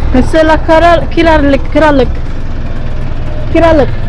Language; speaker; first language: Turkish; non-native, learner; Indonesian